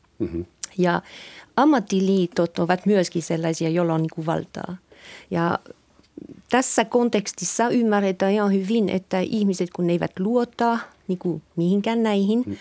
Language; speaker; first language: Finnish; non-native, fluent; French